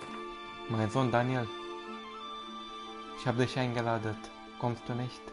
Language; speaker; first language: German; non-native, fluent; Romanian